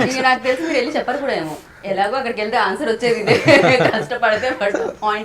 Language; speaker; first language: Telugu; native; Telugu